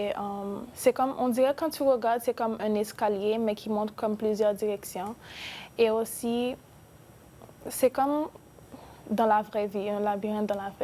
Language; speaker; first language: French; non-native, local second language; Spanish